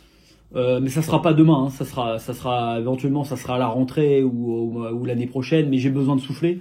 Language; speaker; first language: French; native; French